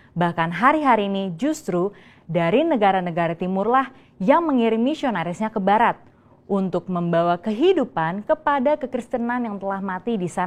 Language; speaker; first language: Indonesian; native; Indonesian